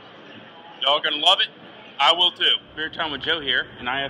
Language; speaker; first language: English; native; English